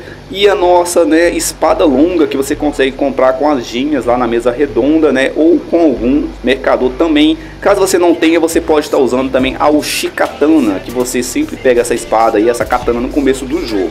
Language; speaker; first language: Portuguese; native; Portuguese